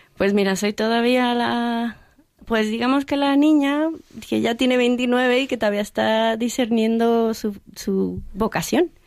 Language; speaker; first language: Spanish; early bilingual, heritage; Spanish